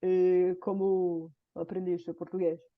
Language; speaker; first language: Portuguese; non-native, fluent; Bulgarian